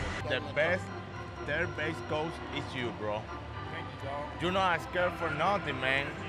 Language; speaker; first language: English; non-native, learner; Spanish